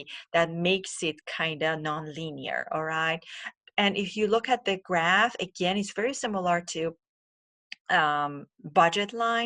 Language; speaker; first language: English; non-native, fluent; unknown